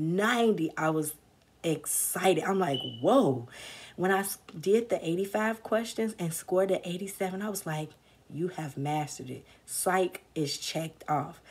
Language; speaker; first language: English; native; English